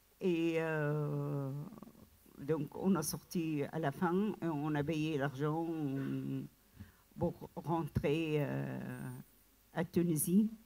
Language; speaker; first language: French; non-native, learner; Arabic